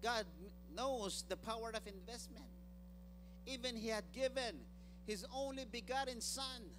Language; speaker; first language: English; non-native, local second language; Filipino